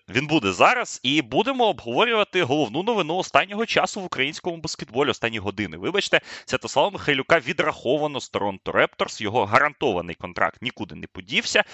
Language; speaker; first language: Ukrainian; native; Ukrainian